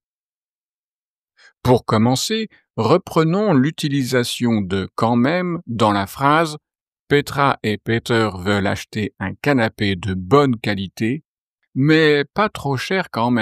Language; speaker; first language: French; native; French